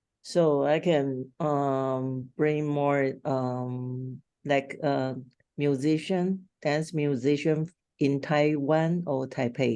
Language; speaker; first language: English; non-native, learner; Chinese